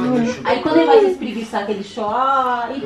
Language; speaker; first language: Portuguese; native; Portuguese